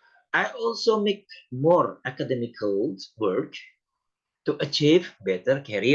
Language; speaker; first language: English; non-native, fluent; Indonesian